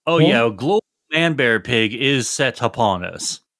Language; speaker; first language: English; native; English